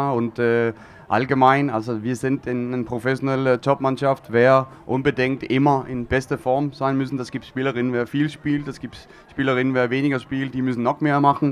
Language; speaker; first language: German; non-native, fluent; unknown